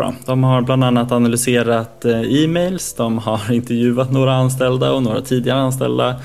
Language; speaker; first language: Swedish; native; Swedish